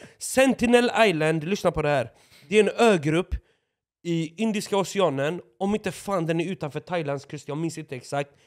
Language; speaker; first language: Swedish; native; Swedish